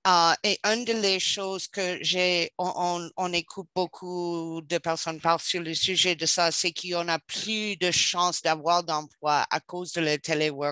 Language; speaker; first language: French; non-native, learner; English